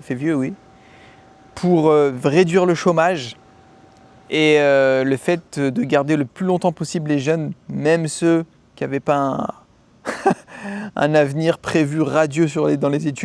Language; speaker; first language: French; native; French